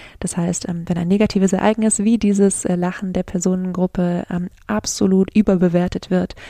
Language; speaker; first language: German; native; German